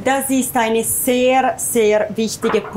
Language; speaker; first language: German; non-native, fluent; Italian